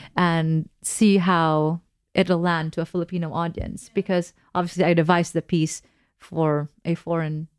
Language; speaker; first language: English; non-native, local second language; Filipino